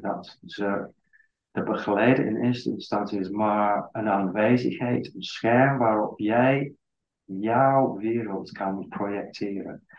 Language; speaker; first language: Dutch; non-native, fluent; English